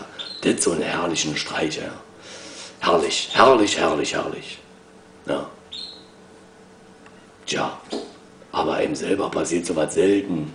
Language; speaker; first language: German; native; German